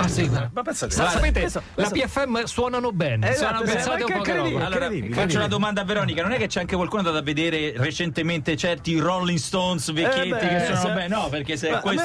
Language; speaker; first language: Italian; native; Italian